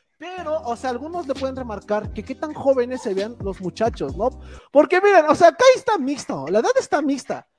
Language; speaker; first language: Spanish; native; Spanish